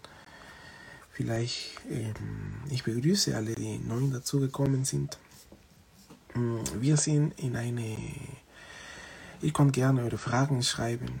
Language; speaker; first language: German; non-native, fluent; Spanish